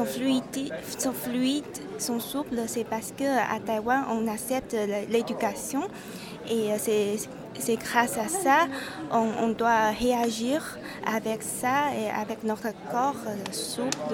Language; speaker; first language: French; non-native, fluent; Chinese